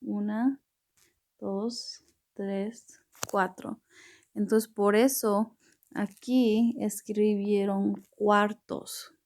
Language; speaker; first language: Spanish; early bilingual, heritage; Spanish